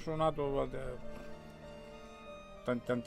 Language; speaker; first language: Italian; non-native, fluent; Greek